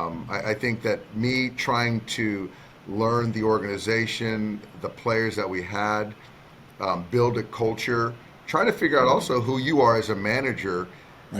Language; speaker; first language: English; native; English